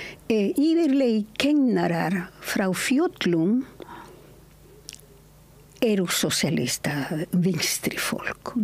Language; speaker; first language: Icelandic; non-native, learner; Spanish